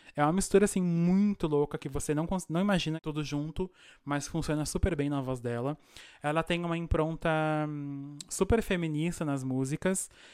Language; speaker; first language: Portuguese; native; Portuguese